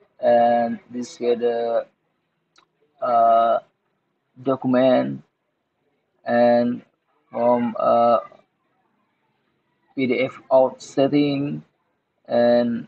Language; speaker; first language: English; non-native, learner; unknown